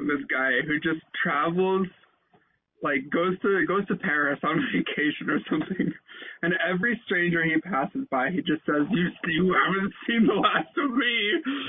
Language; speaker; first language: English; native; English